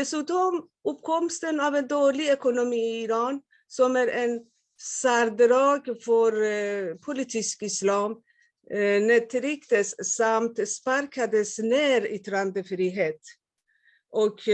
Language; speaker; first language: Swedish; non-native, fluent; Persian